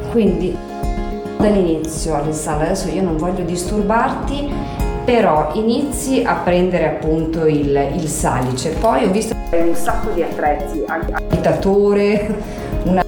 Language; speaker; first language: Italian; native; Italian